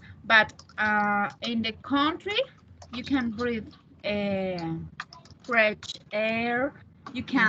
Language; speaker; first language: English; non-native, learner; Spanish